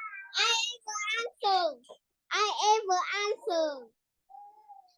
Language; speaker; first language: English; non-native, learner; Vietnamese